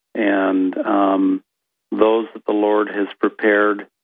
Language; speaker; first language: English; native; English